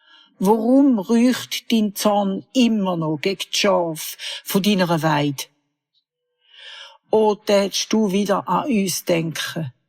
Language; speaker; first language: German; native; German